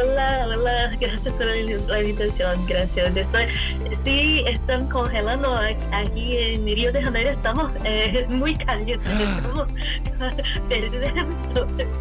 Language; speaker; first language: Spanish; non-native, fluent; Portuguese